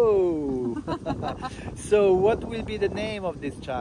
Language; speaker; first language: English; non-native, fluent; Italian